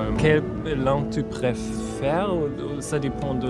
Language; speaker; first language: French; non-native, fluent; German